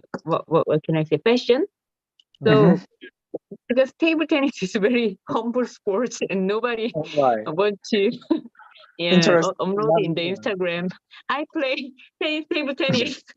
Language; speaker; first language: English; non-native, learner; Korean